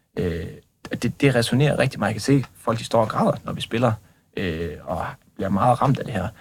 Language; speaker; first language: Danish; native; Danish